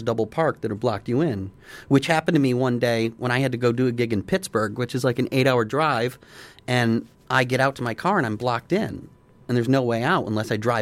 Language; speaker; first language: English; native; English